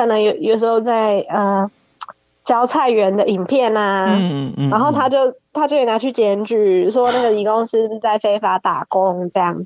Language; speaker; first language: Chinese; native; Chinese